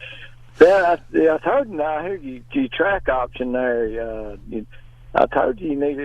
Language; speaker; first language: English; native; English